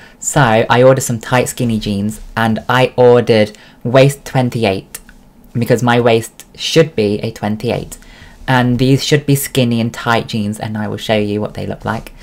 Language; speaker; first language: English; native; English